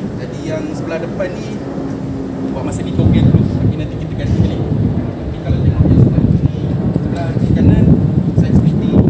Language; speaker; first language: Malay; native; Malay